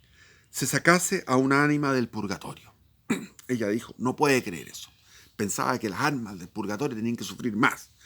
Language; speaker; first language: Spanish; native; Spanish